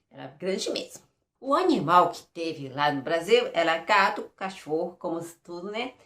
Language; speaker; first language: Portuguese; early bilingual, other home language; Japanese